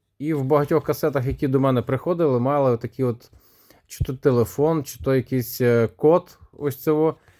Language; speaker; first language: Ukrainian; non-native, local second language; Russian